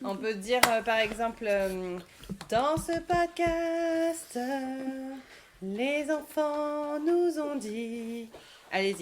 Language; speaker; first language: French; native; French